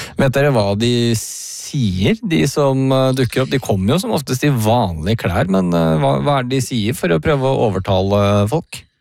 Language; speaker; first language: Norwegian; native; Norwegian